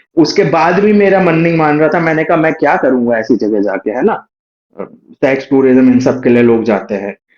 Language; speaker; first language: Hindi; native; Hindi